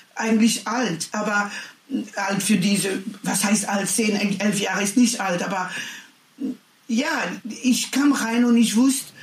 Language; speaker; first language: German; non-native, learner; French